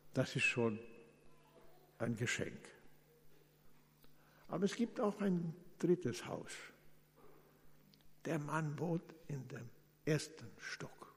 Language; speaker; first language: German; non-native, fluent; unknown